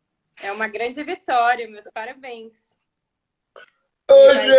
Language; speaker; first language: Portuguese; native; Portuguese